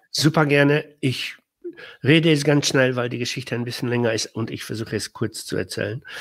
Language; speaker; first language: German; non-native, fluent; Polish